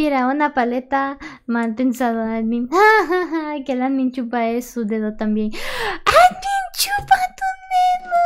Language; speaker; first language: Spanish; early bilingual, heritage; English